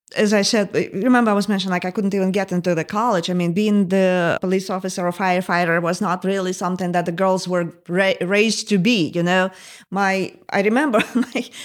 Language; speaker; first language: English; non-native, fluent; Russian